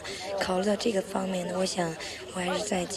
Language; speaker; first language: Chinese; native; Chinese